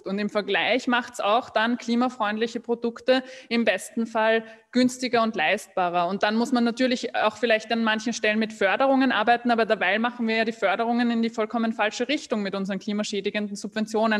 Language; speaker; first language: German; native; German